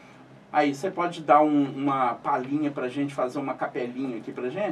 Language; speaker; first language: Portuguese; native; Portuguese